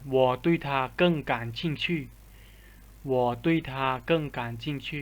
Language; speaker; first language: Chinese; non-native, fluent; Lao